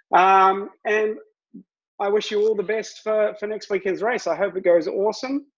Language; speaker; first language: English; native; English